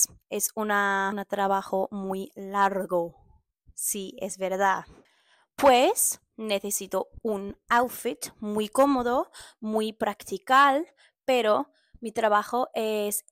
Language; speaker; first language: Spanish; non-native, learner; English